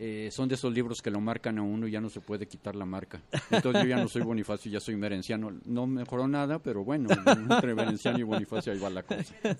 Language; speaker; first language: Spanish; native; Spanish